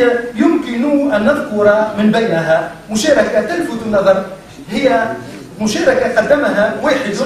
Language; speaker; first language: Arabic; native; Arabic